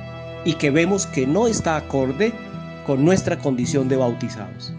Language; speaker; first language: Spanish; native; Spanish